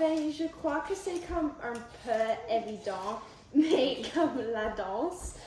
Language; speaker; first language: French; non-native, local second language; English